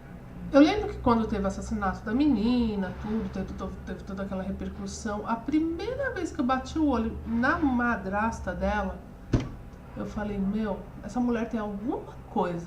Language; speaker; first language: Portuguese; native; Portuguese